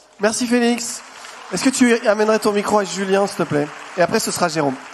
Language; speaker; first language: French; native; French